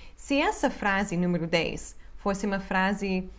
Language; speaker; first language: Portuguese; non-native, fluent; English